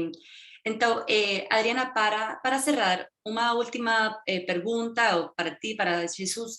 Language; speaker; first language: Portuguese; non-native, fluent; Spanish